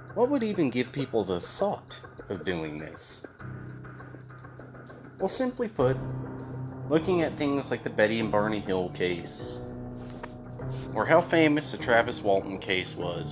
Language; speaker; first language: English; native; English